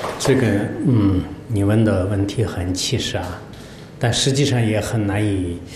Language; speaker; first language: Chinese; non-native, local second language; Tibetan